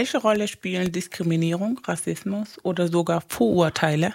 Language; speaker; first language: German; non-native, fluent; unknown